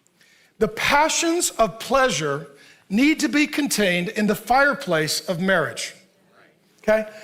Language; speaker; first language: English; native; English